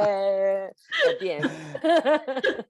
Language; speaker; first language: English; non-native, learner; German